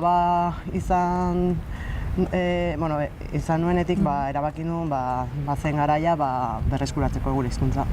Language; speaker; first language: Basque; non-native, local second language; Spanish